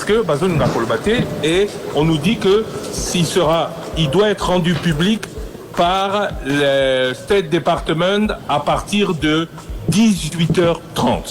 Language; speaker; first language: French; non-native, local second language; Lingala